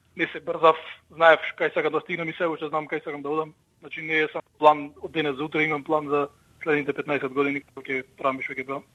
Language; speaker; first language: Macedonian; early bilingual, heritage; Macedonian